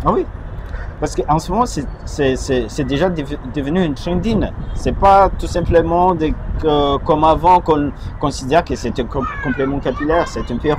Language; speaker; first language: French; non-native, fluent; Chinese